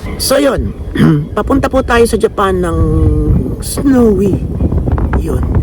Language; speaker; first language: Filipino; native; Filipino